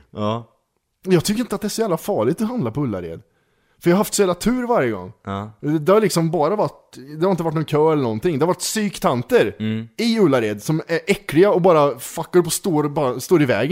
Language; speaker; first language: Swedish; native; Swedish